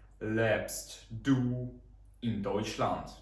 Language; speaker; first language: German; non-native, fluent; Ukrainian